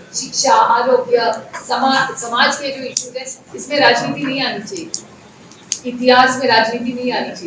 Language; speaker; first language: Hindi; non-native, local second language; Marathi